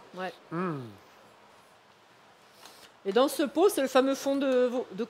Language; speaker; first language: French; native; French